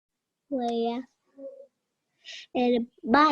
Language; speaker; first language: English; non-native, learner; Vietnamese